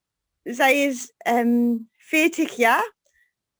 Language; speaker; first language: Dutch; non-native, learner; English